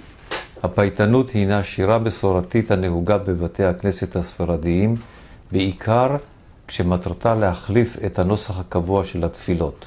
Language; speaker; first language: Hebrew; native; Hebrew